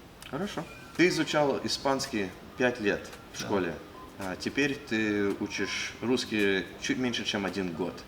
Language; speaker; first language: Russian; early bilingual, heritage; Russian